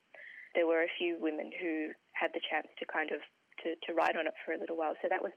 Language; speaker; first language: English; native; English